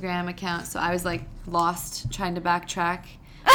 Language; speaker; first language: English; native; English